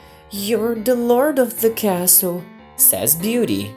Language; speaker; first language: English; non-native, fluent; Portuguese